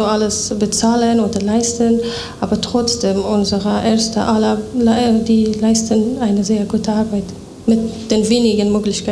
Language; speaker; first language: German; non-native, fluent; Persian